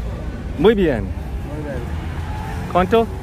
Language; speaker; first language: Spanish; non-native, learner; English